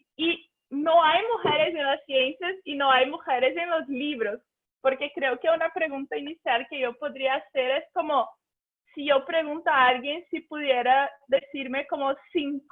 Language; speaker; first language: Spanish; non-native, fluent; Portuguese